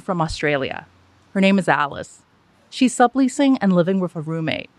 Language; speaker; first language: English; non-native, fluent; Persian